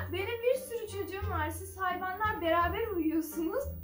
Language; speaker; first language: Turkish; native; Turkish